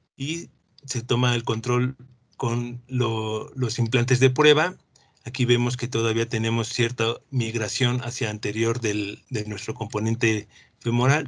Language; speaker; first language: Spanish; native; Spanish